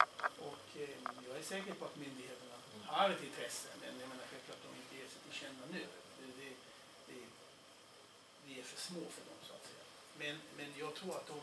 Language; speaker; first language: Swedish; non-native, fluent; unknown